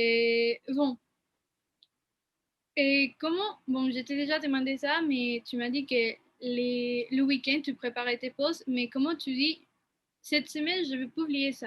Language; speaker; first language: French; non-native, fluent; Spanish